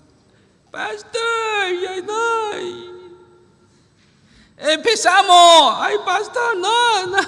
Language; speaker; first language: Spanish; non-native, learner; Korean